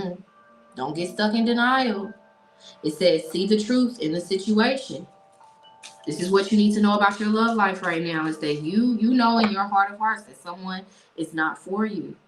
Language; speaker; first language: English; native; English